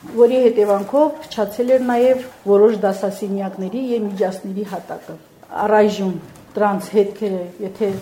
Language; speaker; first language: Armenian; native; Armenian